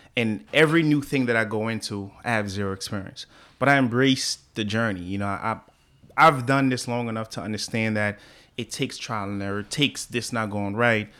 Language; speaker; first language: English; early bilingual, other home language; Haitian Creole